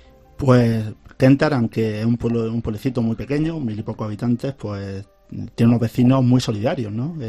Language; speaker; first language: Spanish; native; Spanish